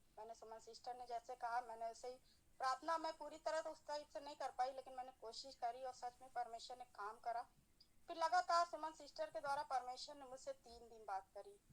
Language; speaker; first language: Hindi; native; Hindi